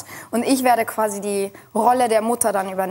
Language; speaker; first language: German; native; German